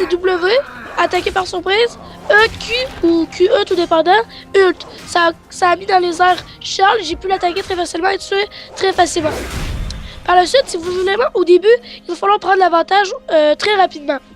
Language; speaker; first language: French; native; French